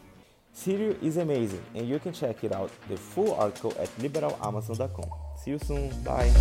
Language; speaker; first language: English; non-native, fluent; Portuguese